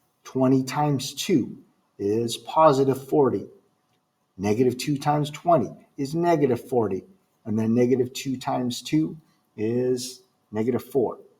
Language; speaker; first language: English; native; English